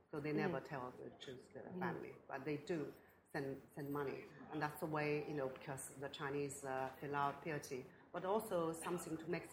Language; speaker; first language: English; non-native, fluent; Chinese